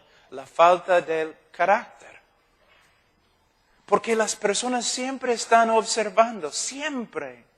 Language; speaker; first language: Spanish; non-native, fluent; English